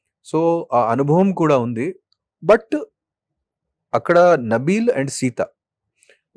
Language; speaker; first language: Telugu; non-native, fluent; Hindi